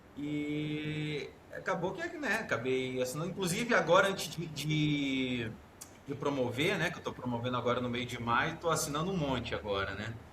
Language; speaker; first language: Portuguese; native; Portuguese